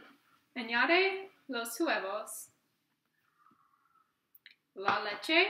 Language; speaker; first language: Spanish; non-native, learner; English